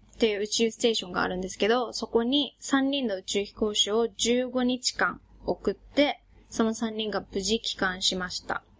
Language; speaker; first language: Japanese; native; Japanese